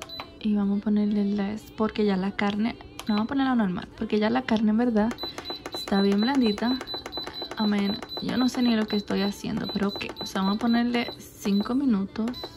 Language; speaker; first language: Spanish; early bilingual, heritage; Spanish